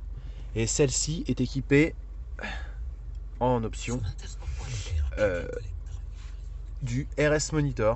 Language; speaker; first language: French; native; French